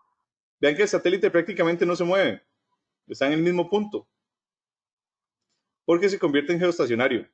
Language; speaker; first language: Spanish; native; Spanish